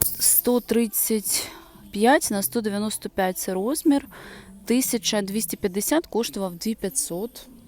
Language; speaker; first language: Ukrainian; native; Ukrainian